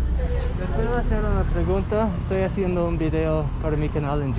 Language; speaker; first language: Spanish; non-native, fluent; English